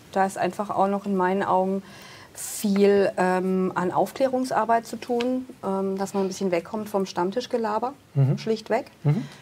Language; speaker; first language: German; native; German